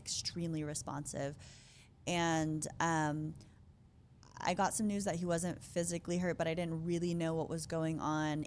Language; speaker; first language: English; native; English